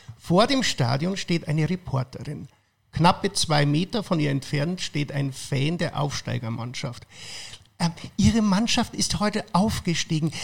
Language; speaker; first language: German; native; German